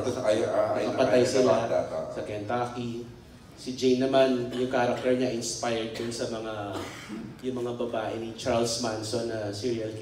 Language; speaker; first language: Filipino; native; Filipino